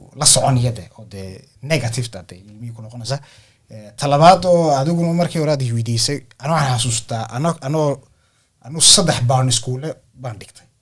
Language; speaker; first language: Somali; early bilingual, heritage; Somali